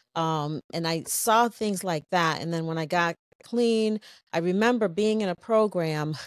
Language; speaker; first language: English; native; English